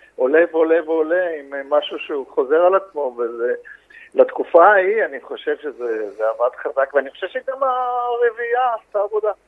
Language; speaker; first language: Hebrew; native; Hebrew